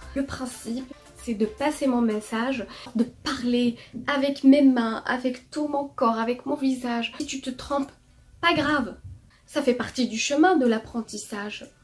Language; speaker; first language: French; non-native, local second language; Arabic